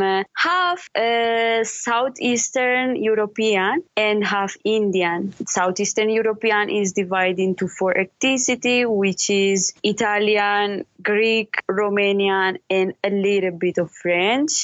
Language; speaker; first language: English; non-native, learner; Italian